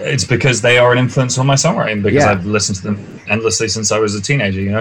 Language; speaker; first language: English; native; English